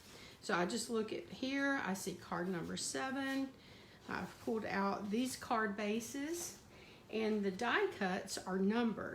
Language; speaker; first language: English; native; English